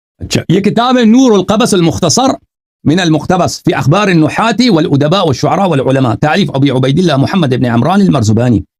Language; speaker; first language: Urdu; non-native, fluent; Persian